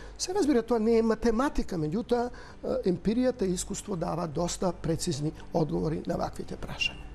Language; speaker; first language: Macedonian; native; Macedonian